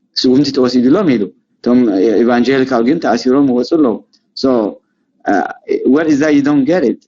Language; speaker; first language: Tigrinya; non-native, local second language; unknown